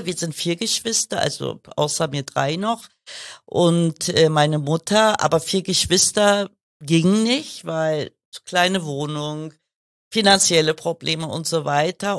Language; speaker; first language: German; early bilingual, other home language; Kurdish